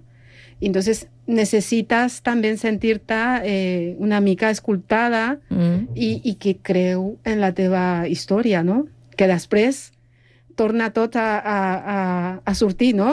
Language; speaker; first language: Catalan; non-native, fluent; Spanish